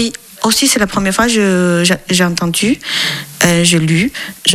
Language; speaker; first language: French; non-native, learner; Chinese